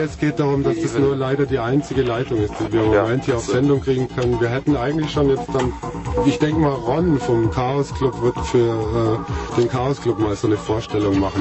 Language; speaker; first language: German; native; German